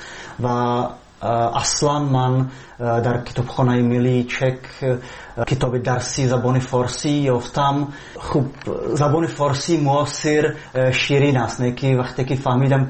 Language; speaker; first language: Tajik; non-native, fluent; Czech